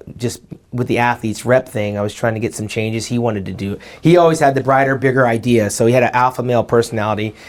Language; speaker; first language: English; native; English